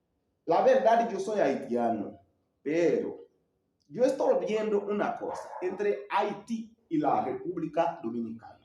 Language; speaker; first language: Spanish; non-native, learner; Haitian Creole